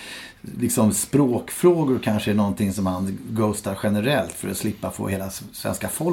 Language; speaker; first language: Swedish; native; Swedish